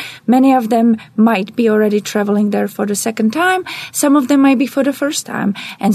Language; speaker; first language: English; non-native, fluent; Czech